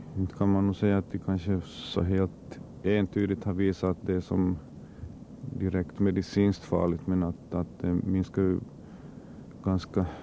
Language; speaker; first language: Swedish; native; Swedish